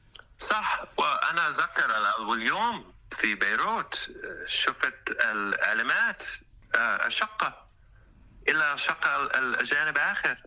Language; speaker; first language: Arabic; non-native, learner; English